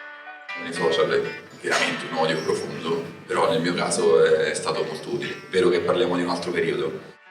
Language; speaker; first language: Italian; native; Italian